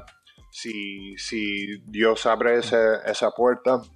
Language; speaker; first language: Spanish; early bilingual, heritage; English